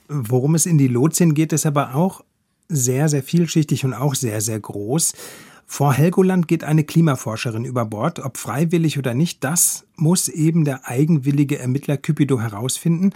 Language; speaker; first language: German; native; German